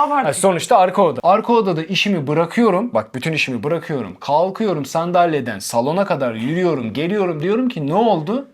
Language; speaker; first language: Turkish; non-native, fluent; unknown